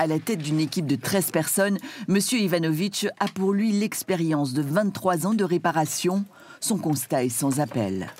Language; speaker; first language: French; native; French